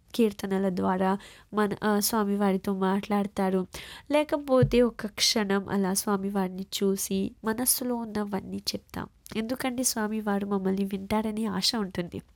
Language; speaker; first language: Telugu; early bilingual, heritage; Telugu